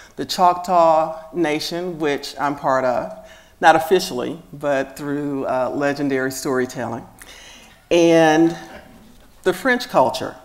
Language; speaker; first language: English; native; English